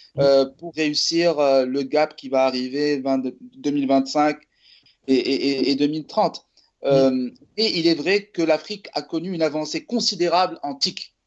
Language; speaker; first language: French; non-native, local second language; Arabic